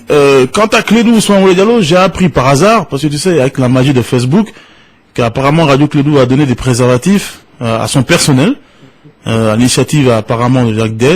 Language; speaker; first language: French; non-native, local second language; Bambara